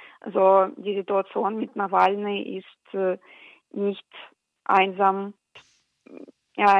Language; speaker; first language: German; non-native, fluent; Russian